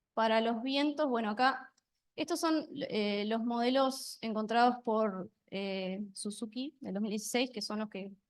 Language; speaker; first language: Spanish; native; Spanish